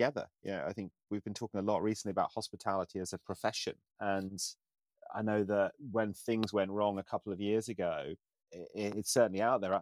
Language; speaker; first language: English; native; English